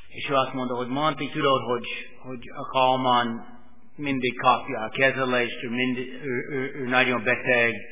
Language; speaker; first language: Hungarian; non-native, fluent; English